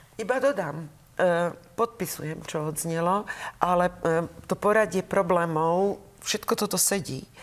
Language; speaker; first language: Slovak; native; Slovak